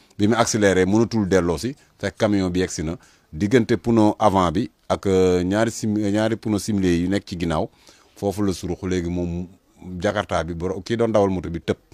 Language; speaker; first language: Wolof; native; Wolof